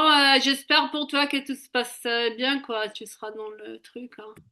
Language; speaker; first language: French; native; French